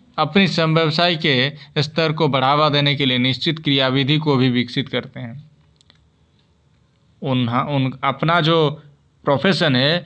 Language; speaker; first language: Hindi; native; Hindi